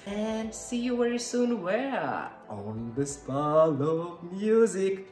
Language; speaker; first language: English; non-native, learner; Russian